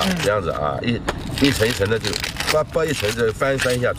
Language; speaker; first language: Chinese; native; Chinese